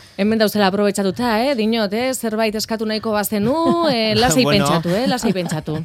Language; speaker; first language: Basque; native; Basque